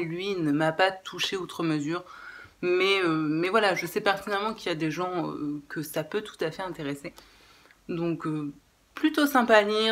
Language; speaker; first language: French; native; French